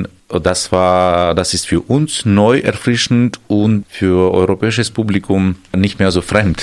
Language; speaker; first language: German; non-native, fluent; Armenian